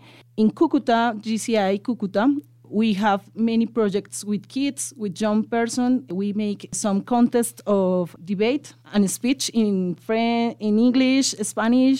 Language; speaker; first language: English; non-native, local second language; Spanish